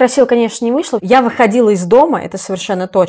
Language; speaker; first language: Russian; native; Russian